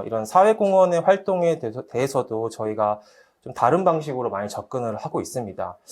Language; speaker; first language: Korean; native; Korean